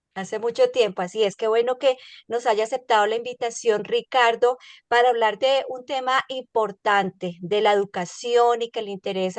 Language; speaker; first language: Spanish; native; Spanish